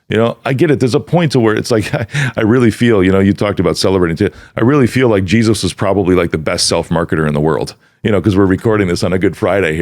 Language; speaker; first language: English; native; English